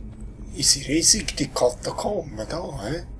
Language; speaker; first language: German; native; German